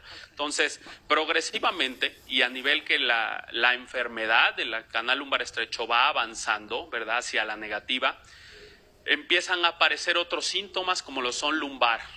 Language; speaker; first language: Spanish; native; Spanish